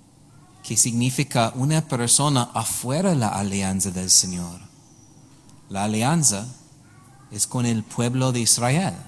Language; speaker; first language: Spanish; non-native, learner; English